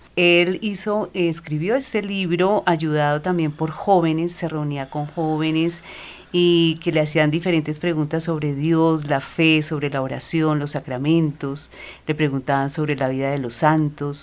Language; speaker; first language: Spanish; native; Spanish